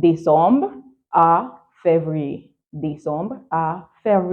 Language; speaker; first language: French; non-native, fluent; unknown